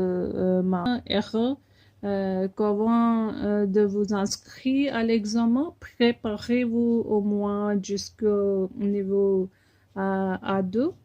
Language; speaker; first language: French; non-native, fluent; Punjabi